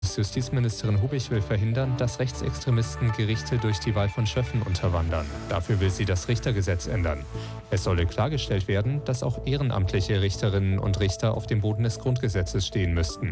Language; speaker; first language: German; native; German